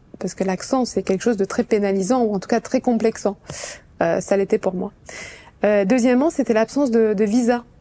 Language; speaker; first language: French; early bilingual, other home language; Romanian